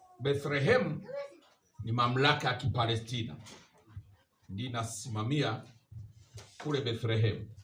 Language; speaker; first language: Swahili; native; Swahili